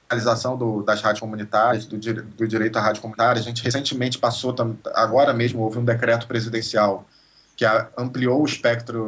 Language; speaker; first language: Portuguese; native; Portuguese